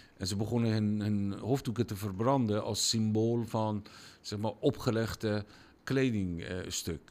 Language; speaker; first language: Dutch; non-native, fluent; Persian